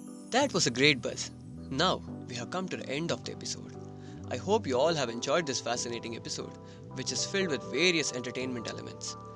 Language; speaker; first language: English; non-native, local second language; Kannada